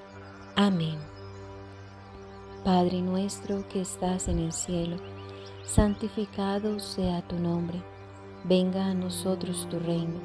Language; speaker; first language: Spanish; native; Spanish